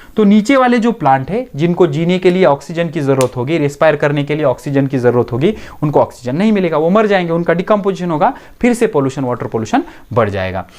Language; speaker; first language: Hindi; non-native, local second language; Marathi